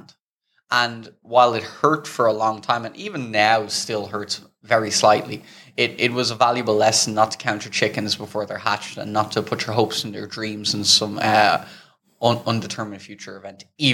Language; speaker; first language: English; native; English